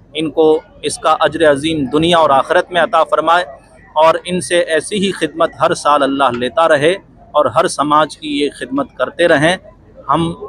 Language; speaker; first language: Urdu; non-native, local second language; Gujarati